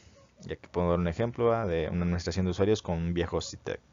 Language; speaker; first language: Spanish; native; Spanish